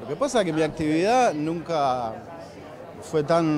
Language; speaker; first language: Spanish; native; Spanish